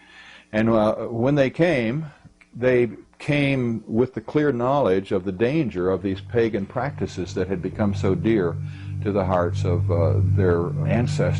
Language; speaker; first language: English; native; English